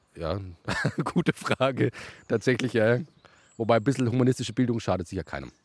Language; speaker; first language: German; native; German